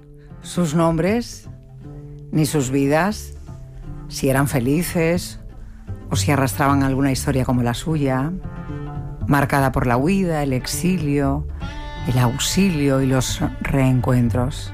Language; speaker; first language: Spanish; native; Spanish